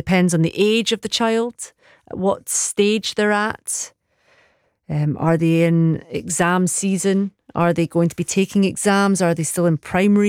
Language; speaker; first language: English; native; English